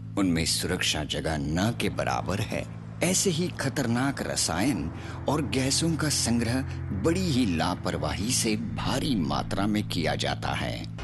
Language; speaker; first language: Hindi; non-native, local second language; Marathi